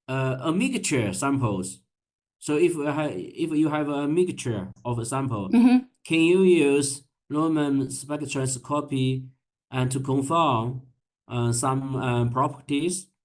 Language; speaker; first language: English; non-native, learner; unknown